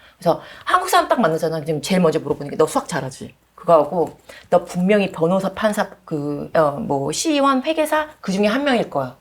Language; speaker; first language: Korean; early bilingual, other home language; English